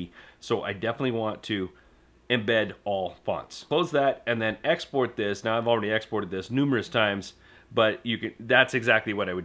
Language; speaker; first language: English; native; English